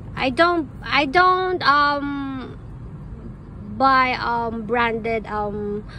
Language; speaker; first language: English; non-native, local second language; Filipino